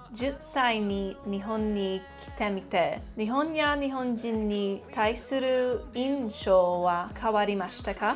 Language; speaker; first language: Japanese; non-native, learner; English